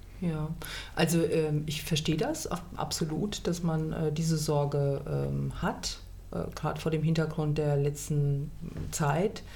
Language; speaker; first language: German; native; German